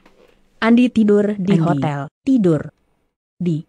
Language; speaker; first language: Indonesian; non-native, learner; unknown